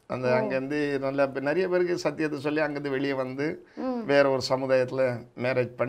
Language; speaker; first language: Tamil; non-native, local second language; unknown